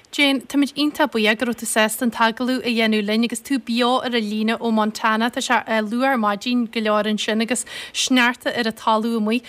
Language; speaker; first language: Irish; native; Irish